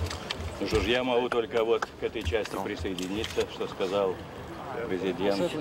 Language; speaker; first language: Russian; native; Russian